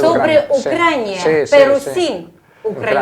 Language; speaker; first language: Spanish; non-native, fluent; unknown